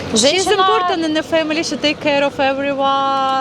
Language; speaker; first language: English; non-native, fluent; Russian